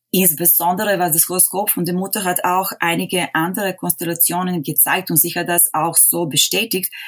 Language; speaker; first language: German; non-native, fluent; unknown